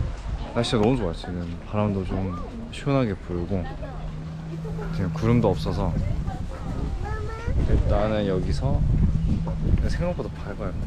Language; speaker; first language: Korean; early bilingual, heritage; English